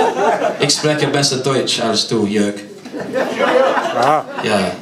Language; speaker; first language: German; non-native, learner; English